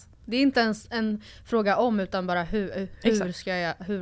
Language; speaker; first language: Swedish; native; Swedish